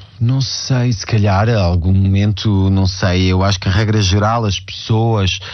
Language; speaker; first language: Portuguese; early bilingual, heritage; Portuguese